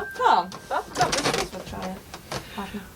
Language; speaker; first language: Ukrainian; early bilingual, heritage; English